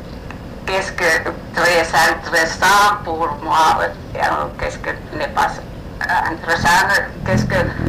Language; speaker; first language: French; non-native, learner; Finnish